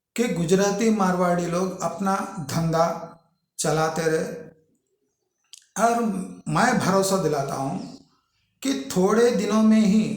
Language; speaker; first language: Hindi; non-native, local second language; Telugu